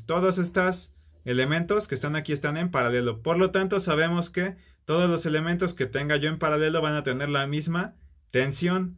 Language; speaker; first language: Spanish; native; Spanish